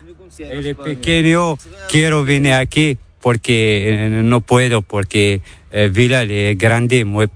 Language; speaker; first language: Spanish; non-native, learner; Arabic